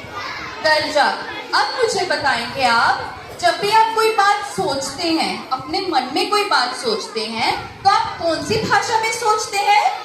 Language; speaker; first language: Hindi; native; Hindi